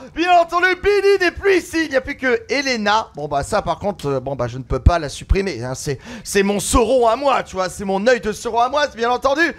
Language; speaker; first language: French; native; French